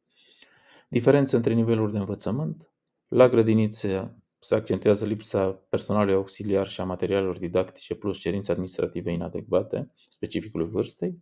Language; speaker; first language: Romanian; native; Romanian